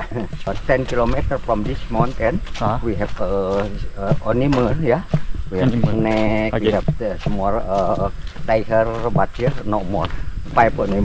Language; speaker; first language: English; non-native, learner; Indonesian